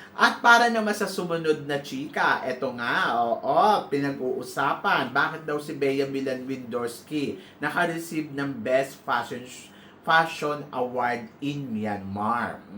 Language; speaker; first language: Filipino; native; Filipino